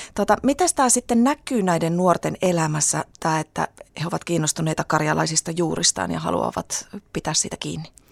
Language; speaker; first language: Finnish; native; Finnish